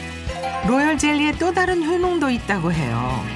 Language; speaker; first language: Korean; native; Korean